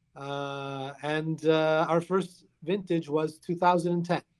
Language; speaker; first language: English; early bilingual, other home language; Italian